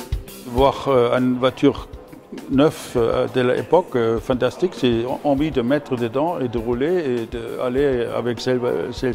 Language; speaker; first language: French; non-native, fluent; German